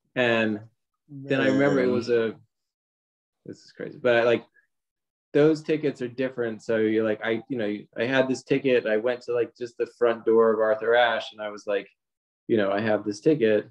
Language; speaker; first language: English; native; English